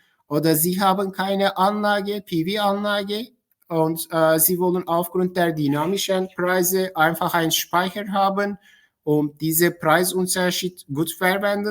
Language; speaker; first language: German; non-native, fluent; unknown